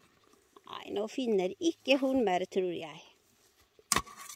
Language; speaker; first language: Norwegian; non-native, learner; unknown